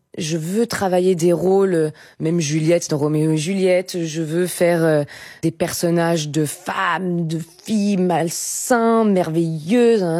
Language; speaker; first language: French; native; French